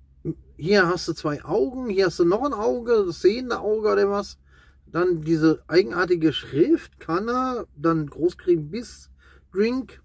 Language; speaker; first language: German; native; German